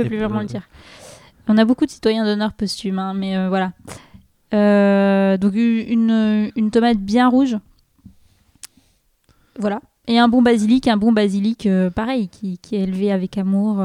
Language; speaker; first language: French; native; French